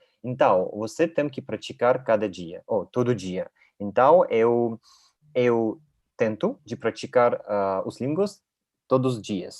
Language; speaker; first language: Portuguese; non-native, learner; Russian